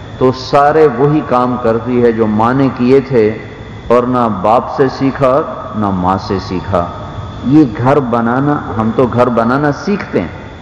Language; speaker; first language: Urdu; native; Urdu